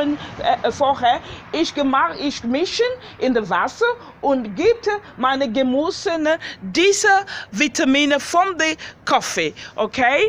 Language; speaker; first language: German; non-native, learner; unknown